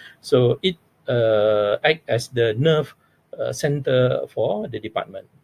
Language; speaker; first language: English; non-native, local second language; Malay